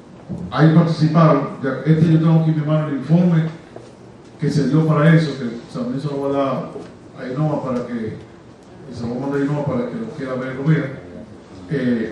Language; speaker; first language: Spanish; native; Spanish